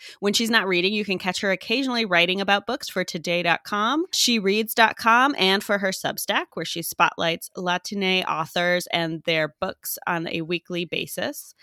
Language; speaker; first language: English; native; English